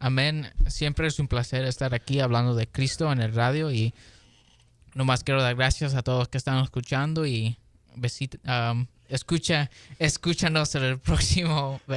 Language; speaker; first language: Spanish; early bilingual, heritage; Spanish